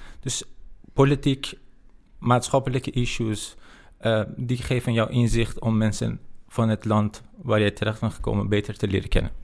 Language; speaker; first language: Dutch; non-native, fluent; Persian